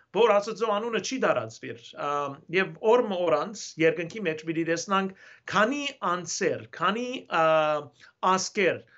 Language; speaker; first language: Armenian; early bilingual, heritage; Armenian